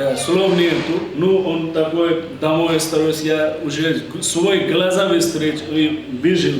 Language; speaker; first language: Russian; non-native, learner; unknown